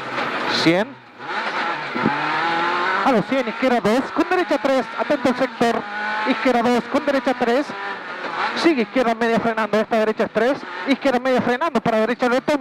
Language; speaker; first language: Spanish; native; Spanish